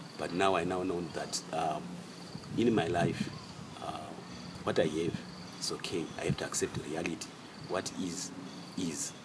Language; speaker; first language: English; non-native, local second language; Shona